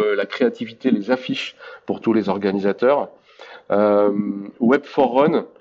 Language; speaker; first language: French; native; French